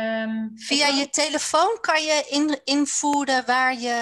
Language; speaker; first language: Dutch; native; Dutch